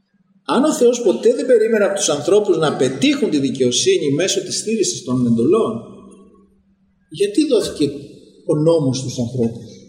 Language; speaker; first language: Greek; native; Greek